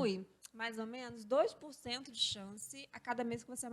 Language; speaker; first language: Portuguese; native; Portuguese